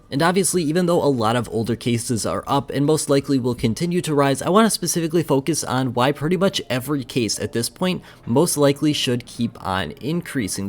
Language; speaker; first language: English; native; English